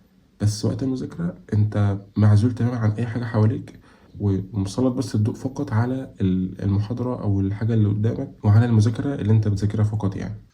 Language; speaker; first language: Arabic; native; Arabic